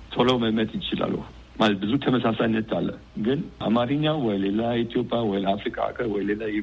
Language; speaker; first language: Amharic; non-native, fluent; German